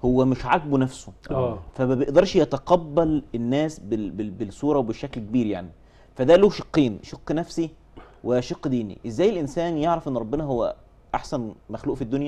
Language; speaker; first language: Arabic; native; Arabic